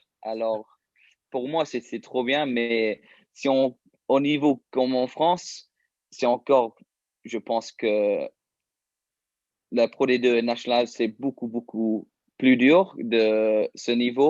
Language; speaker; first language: French; early bilingual, heritage; English